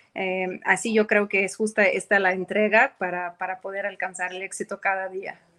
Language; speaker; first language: Spanish; non-native, fluent; Ukrainian